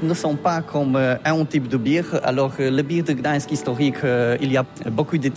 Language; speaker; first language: French; non-native, learner; Polish